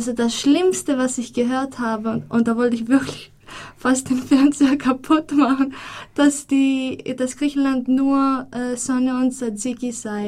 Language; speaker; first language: German; non-native, fluent; Greek